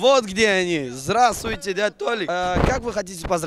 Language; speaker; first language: Russian; non-native, local second language; Uzbek